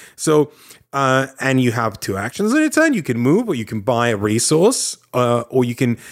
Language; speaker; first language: English; non-native, fluent; Lithuanian